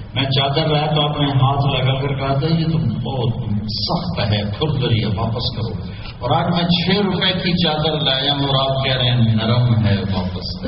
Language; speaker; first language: Urdu; non-native, local second language; Punjabi